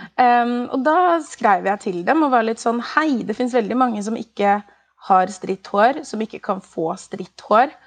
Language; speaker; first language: Norwegian; native; Norwegian